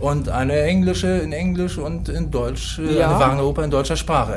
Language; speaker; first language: German; native; German